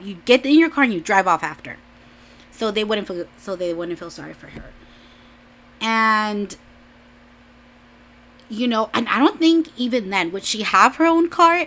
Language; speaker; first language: English; early bilingual, other home language; Spanish